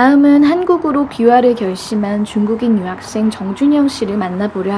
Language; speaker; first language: Korean; native; Korean